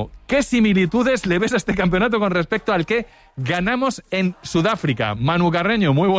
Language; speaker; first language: Spanish; native; Spanish